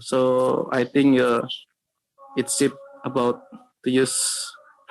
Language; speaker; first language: English; non-native, learner; Indonesian